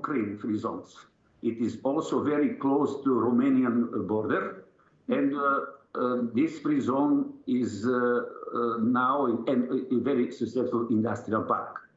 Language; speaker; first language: English; non-native, learner; Serbian